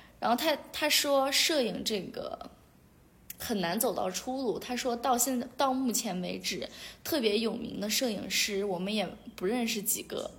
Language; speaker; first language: Chinese; non-native, local second language; Uyghur